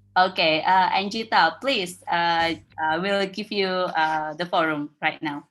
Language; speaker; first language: English; non-native, fluent; Indonesian